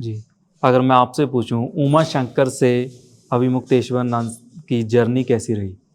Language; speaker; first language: Hindi; non-native, local second language; Punjabi